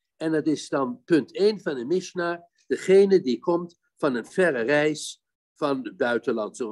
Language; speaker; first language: Dutch; native; Dutch